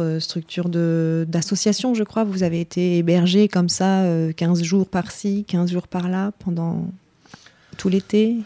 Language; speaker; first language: French; native; French